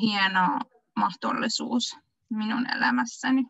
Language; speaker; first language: Finnish; non-native, learner; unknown